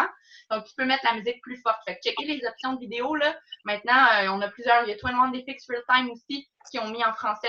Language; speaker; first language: French; native; French